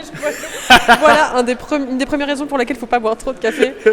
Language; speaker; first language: French; native; French